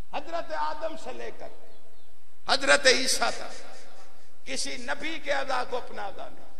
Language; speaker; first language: Urdu; non-native, local second language; Punjabi